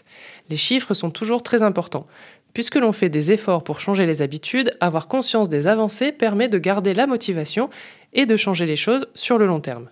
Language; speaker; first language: French; native; French